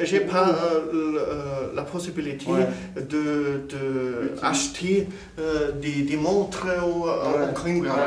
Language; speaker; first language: French; non-native, learner; German